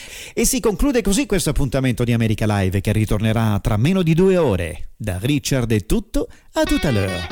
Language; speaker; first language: Italian; native; Italian